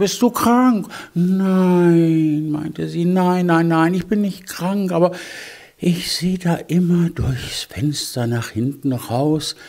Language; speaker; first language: German; native; German